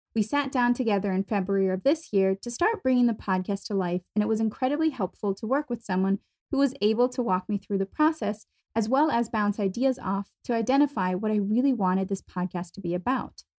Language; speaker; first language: English; non-native, fluent; German